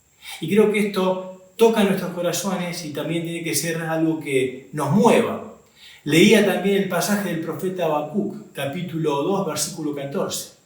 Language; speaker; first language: Spanish; native; Spanish